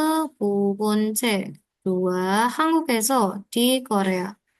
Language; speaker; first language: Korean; non-native, fluent; Indonesian